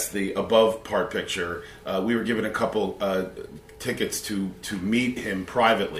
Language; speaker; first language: English; native; English